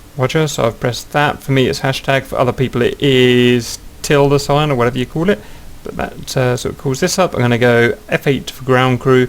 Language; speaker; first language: English; native; English